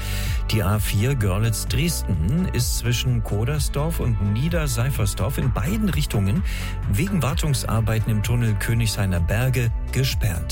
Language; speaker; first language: German; native; German